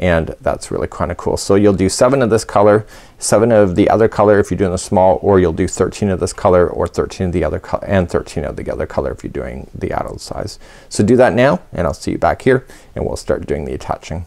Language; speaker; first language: English; native; English